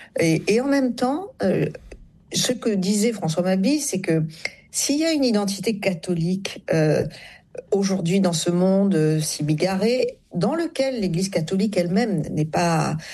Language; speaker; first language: French; native; French